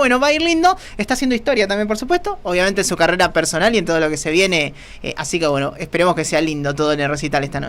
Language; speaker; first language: Spanish; native; Spanish